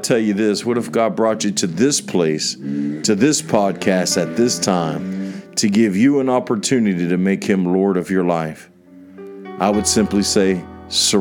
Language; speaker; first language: English; native; English